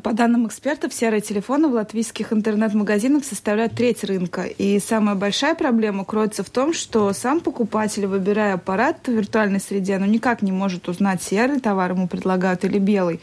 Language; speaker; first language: Russian; native; Russian